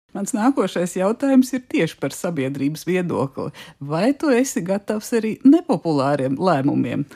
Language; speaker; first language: Latvian; native; Latvian